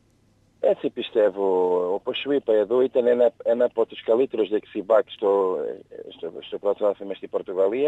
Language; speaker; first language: Greek; non-native, learner; Portuguese